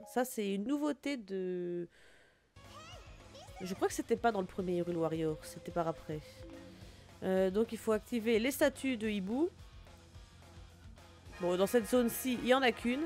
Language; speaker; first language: French; native; French